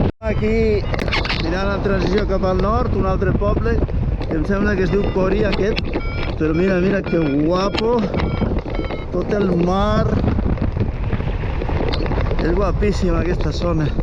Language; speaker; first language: Catalan; native; Catalan